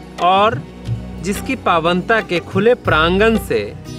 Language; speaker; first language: Hindi; native; Hindi